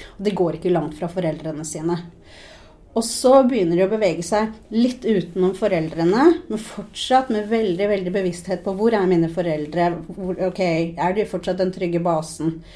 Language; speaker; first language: Norwegian; early bilingual, other home language; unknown